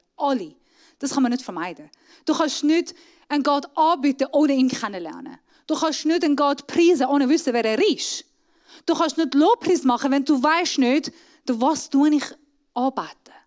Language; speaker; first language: German; non-native, fluent; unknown